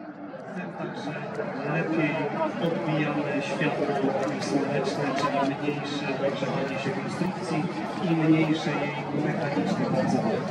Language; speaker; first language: Polish; native; Polish